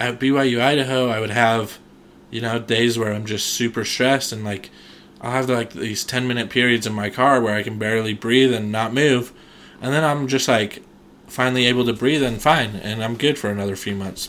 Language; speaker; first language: English; native; English